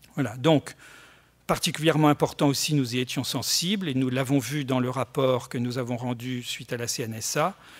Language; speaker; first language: French; native; French